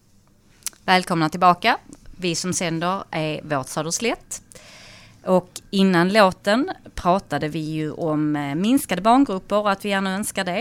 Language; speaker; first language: Swedish; native; Swedish